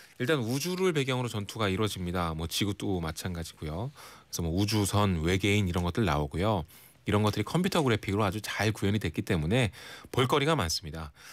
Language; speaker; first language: Korean; native; Korean